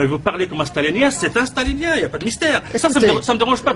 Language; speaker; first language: French; non-native, local second language; Arabic